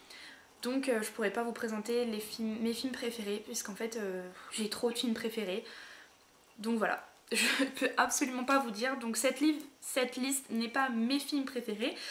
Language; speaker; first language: French; native; French